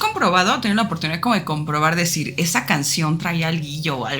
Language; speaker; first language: Spanish; native; Spanish